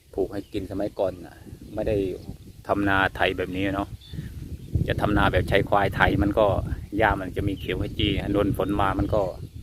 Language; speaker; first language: Thai; native; Thai